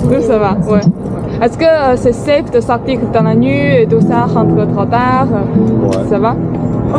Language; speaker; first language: French; non-native, learner; Chinese